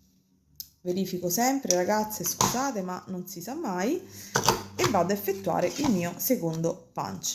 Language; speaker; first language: Italian; native; Italian